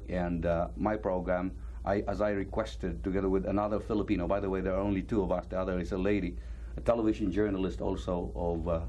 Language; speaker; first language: English; non-native, local second language; Cebuano